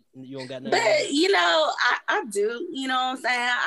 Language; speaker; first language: English; native; English